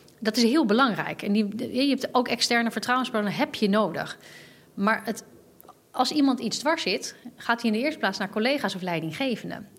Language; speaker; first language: Dutch; native; Dutch